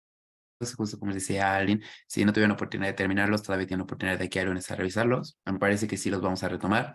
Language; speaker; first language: Spanish; native; Spanish